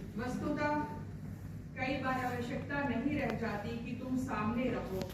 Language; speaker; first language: Hindi; non-native, local second language; Punjabi